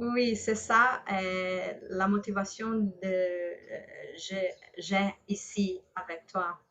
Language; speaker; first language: French; non-native, learner; Portuguese